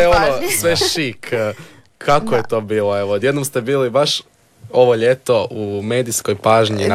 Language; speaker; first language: Serbian; native; Serbian